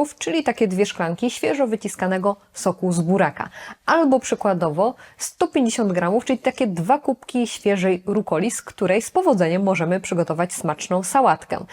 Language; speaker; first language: Polish; native; Polish